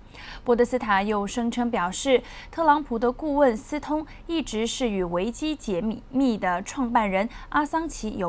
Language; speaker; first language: Chinese; non-native, local second language; Cantonese